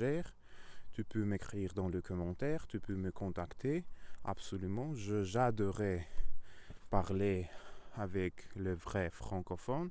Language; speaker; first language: French; non-native, learner; Russian